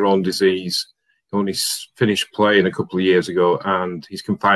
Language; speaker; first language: English; native; English